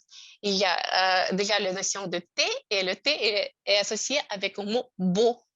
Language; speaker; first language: French; non-native, fluent; Russian